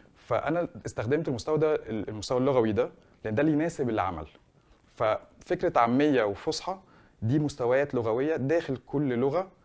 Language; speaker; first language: Arabic; native; Arabic